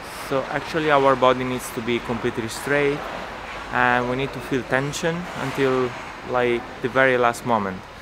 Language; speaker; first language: English; non-native, fluent; Italian